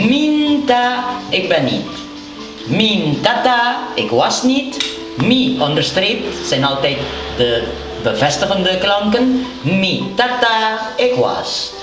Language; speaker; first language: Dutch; non-native, local second language; Papiamento